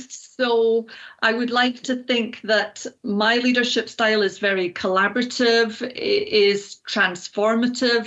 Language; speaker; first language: English; native; English